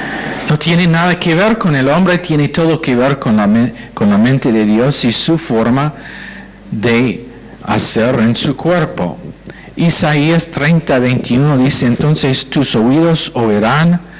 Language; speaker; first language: Spanish; non-native, fluent; English